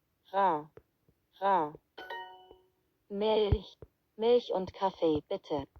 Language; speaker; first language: German; non-native, learner; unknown